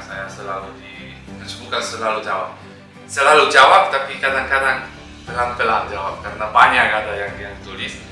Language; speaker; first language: Indonesian; non-native, learner; Polish